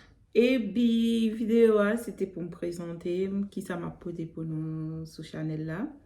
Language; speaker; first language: French; non-native, learner; Haitian Creole